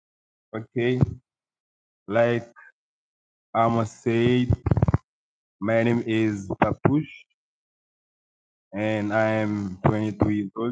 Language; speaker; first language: English; non-native, local second language; Haitian Creole